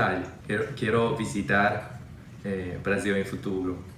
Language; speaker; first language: Portuguese; non-native, learner; Chinese